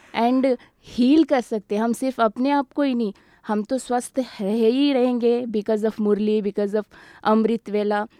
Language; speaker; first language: Hindi; native; Hindi